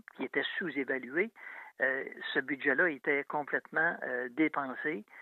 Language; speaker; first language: French; native; French